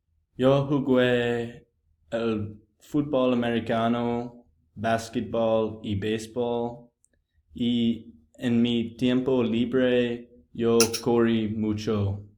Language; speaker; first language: Spanish; non-native, learner; English